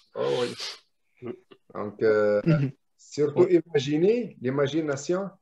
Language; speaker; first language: French; non-native, local second language; Arabic